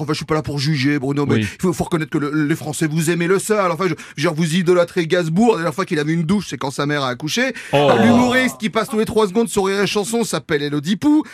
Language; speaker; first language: French; native; French